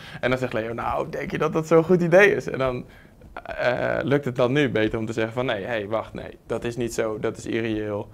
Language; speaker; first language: Dutch; native; Dutch